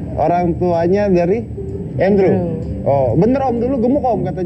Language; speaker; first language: Indonesian; native; Indonesian